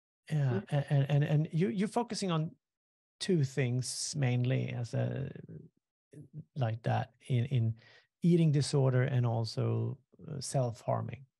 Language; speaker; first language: English; non-native, fluent; Swedish